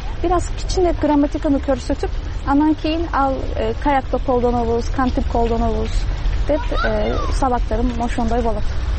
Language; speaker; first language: Kyrgyz; non-native, fluent; Turkish